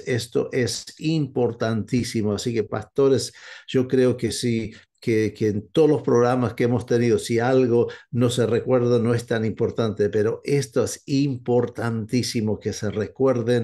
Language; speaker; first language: Spanish; non-native, fluent; English